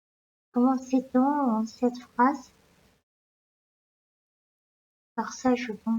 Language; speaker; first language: French; non-native, learner; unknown